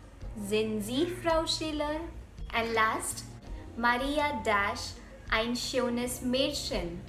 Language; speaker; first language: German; non-native, fluent; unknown